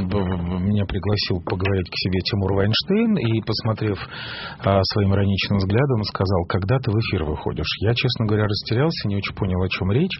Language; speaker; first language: Russian; native; Russian